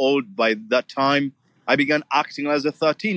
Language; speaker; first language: English; non-native, local second language; Ganda